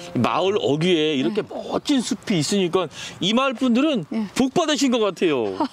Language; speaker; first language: Korean; native; Korean